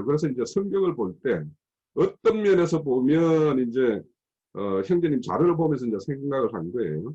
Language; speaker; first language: Korean; native; Korean